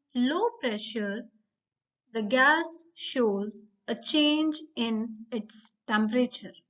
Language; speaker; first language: English; non-native, local second language; Punjabi